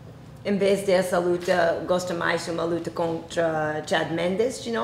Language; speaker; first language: Portuguese; non-native, learner; English